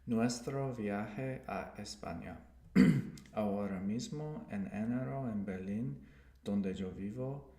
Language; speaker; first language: Spanish; non-native, learner; English